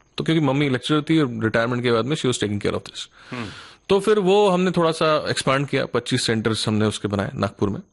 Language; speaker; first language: Hindi; non-native, local second language; Marathi